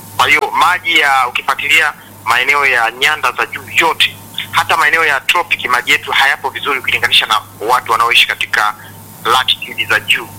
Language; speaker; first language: Swahili; native; Swahili